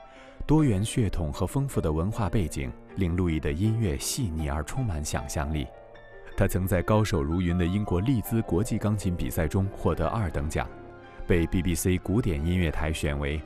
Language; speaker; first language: Chinese; native; Chinese